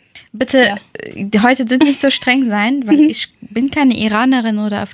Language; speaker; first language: German; non-native, learner; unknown